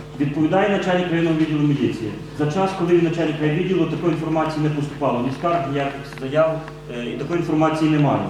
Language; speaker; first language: Ukrainian; native; Ukrainian